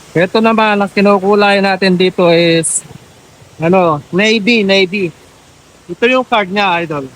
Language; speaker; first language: Filipino; native; Filipino